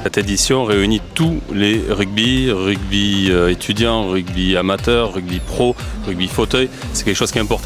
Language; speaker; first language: French; native; French